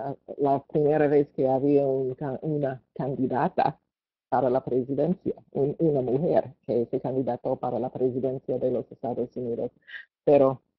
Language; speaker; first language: Spanish; non-native, fluent; English